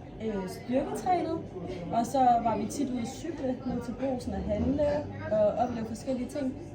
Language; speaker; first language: Danish; native; Danish